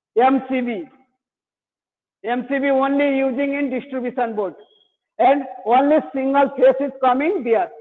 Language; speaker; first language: English; non-native, learner; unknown